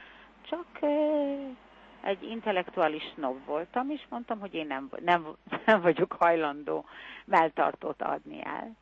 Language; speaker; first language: Hungarian; early bilingual, heritage; Hungarian